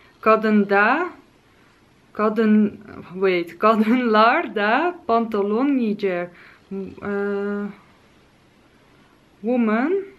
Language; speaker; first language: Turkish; non-native, learner; Dutch